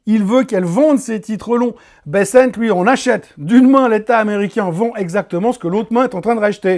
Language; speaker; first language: French; native; French